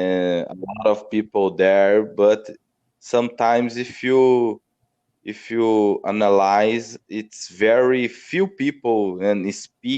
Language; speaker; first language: English; non-native, learner; Portuguese